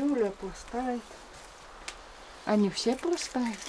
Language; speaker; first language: Russian; native; Russian